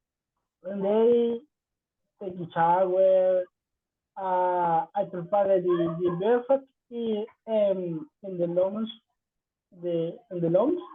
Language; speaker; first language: English; non-native, learner; Spanish